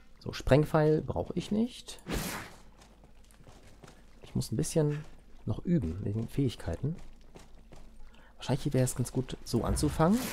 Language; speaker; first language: German; native; German